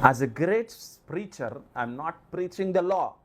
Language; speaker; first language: English; non-native, local second language; Telugu